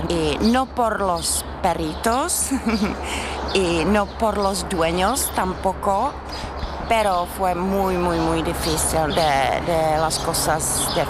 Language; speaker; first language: Spanish; non-native, fluent; Czech